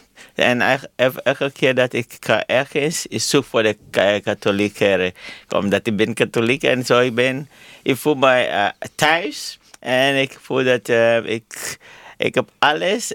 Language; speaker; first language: Dutch; non-native, learner; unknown